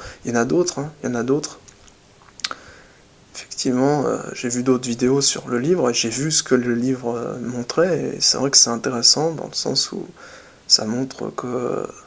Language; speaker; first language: French; native; French